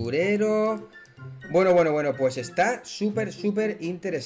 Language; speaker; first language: Spanish; native; Spanish